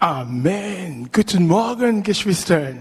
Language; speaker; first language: German; non-native, fluent; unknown